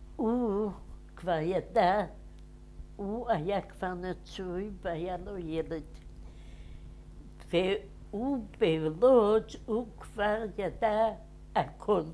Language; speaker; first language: Hebrew; non-native, fluent; Yiddish